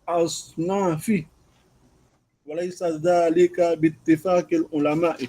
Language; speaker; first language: Arabic; non-native, fluent; Malay